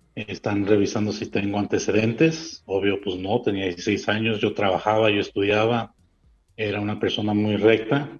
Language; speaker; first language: Spanish; early bilingual, heritage; Spanish